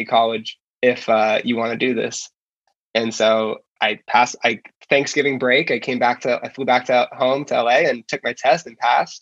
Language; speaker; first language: English; native; English